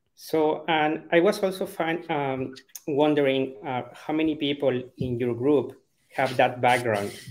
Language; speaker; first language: English; non-native, fluent; Spanish